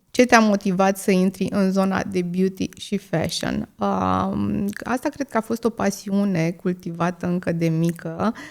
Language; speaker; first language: Romanian; native; Romanian